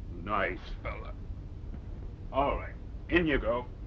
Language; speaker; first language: English; native; English